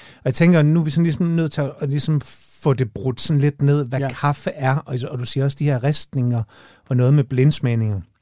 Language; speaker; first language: Danish; native; Danish